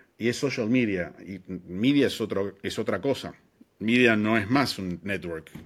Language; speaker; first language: Spanish; native; Spanish